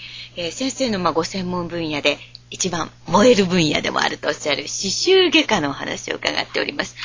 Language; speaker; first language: Japanese; native; Japanese